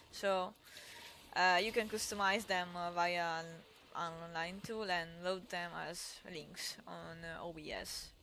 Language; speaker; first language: English; non-native, fluent; Italian